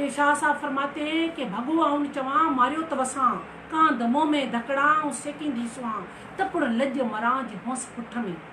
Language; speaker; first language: Urdu; non-native, local second language; Sindhi